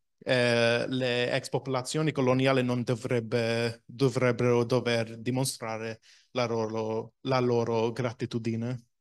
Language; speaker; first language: Italian; non-native, fluent; English